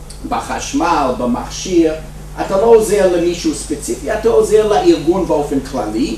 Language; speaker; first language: Hebrew; non-native, fluent; English